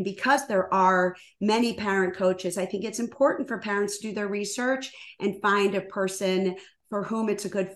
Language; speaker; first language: English; native; English